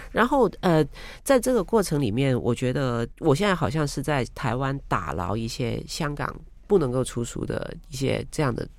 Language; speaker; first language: Chinese; non-native, local second language; Cantonese